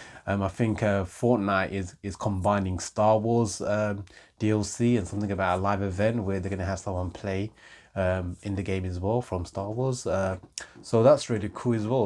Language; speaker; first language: English; native; English